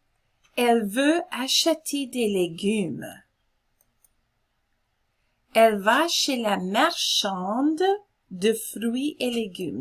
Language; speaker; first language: French; non-native, fluent; English